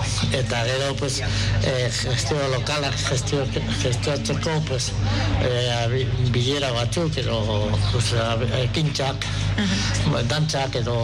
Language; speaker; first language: Basque; non-native, local second language; Spanish